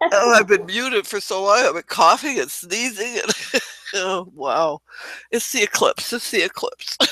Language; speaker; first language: English; native; English